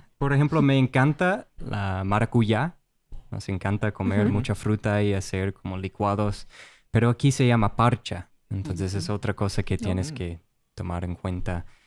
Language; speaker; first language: Spanish; non-native, fluent; English